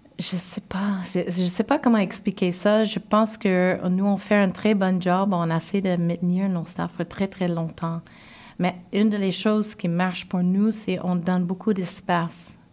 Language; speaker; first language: French; non-native, fluent; English